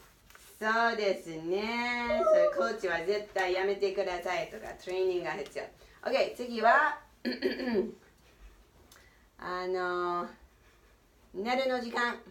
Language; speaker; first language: Japanese; non-native, learner; English